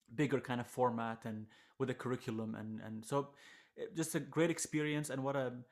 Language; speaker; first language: English; non-native, fluent; Arabic